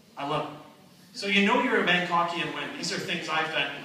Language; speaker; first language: English; native; English